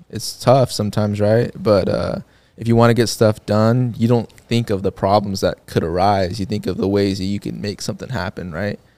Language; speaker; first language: English; native; English